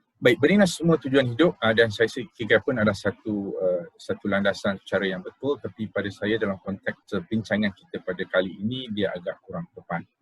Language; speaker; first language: Malay; native; Malay